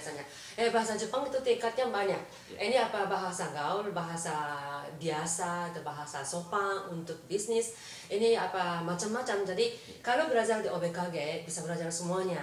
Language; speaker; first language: Indonesian; non-native, fluent; Japanese